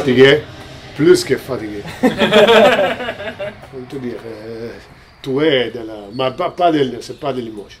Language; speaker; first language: French; non-native, learner; Italian